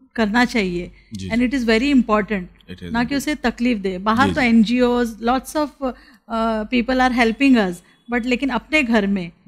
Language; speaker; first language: Hindi; non-native, local second language; Urdu